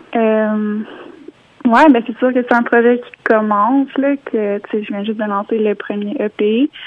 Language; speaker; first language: French; native; French